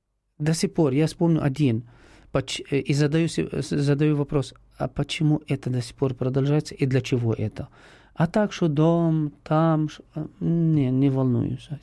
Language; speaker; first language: Russian; non-native, fluent; Arabic